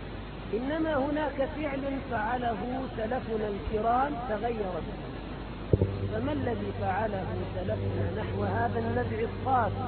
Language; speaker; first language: Arabic; native; Arabic